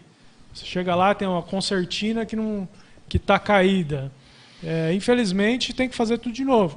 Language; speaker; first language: Portuguese; native; Portuguese